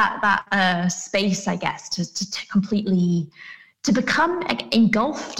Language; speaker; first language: English; native; English